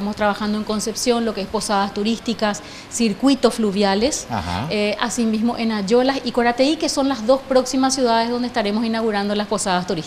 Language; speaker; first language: Spanish; native; Spanish